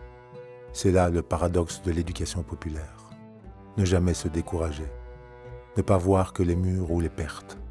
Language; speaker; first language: French; native; French